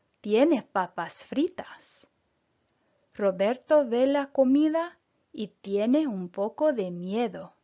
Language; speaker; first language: Spanish; non-native, fluent; English